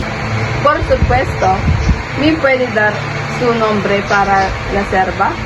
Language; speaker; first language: Spanish; non-native, learner; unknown